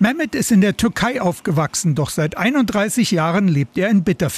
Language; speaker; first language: German; native; German